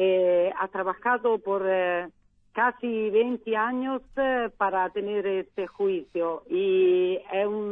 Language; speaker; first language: Spanish; non-native, learner; Italian